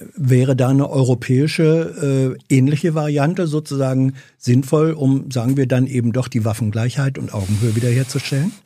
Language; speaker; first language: German; native; German